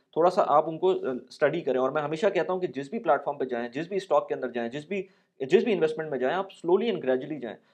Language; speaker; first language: Urdu; native; Urdu